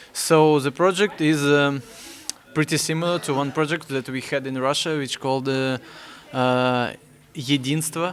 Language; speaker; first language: English; non-native, fluent; Russian